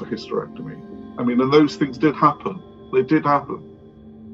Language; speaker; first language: English; native; English